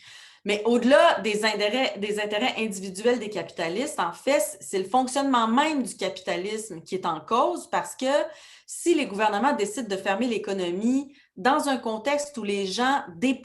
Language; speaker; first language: French; native; French